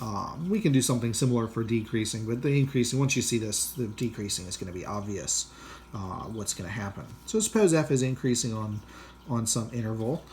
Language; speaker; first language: English; native; English